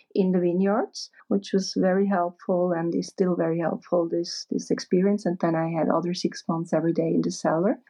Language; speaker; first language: English; non-native, fluent; German